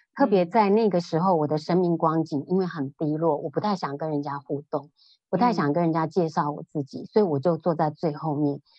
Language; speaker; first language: Chinese; native; Chinese